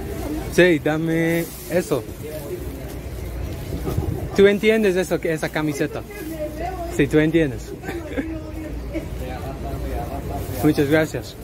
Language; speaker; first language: Spanish; non-native, learner; English